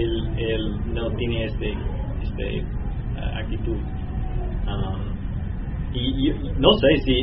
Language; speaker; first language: Spanish; non-native, learner; English